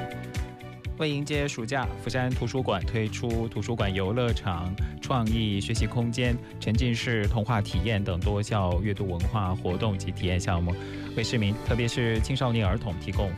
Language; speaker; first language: Chinese; native; Chinese